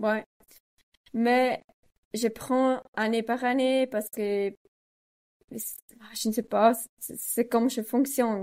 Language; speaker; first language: French; non-native, learner; Swiss German